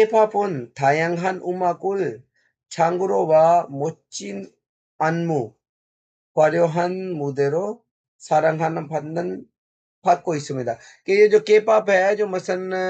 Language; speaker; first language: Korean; non-native, learner; Urdu